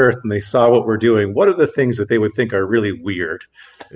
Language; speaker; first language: English; native; English